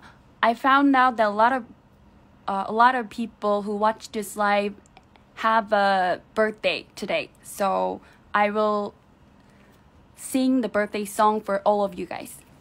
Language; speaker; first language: English; non-native, learner; Chinese